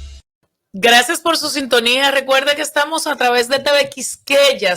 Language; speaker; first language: Spanish; native; Spanish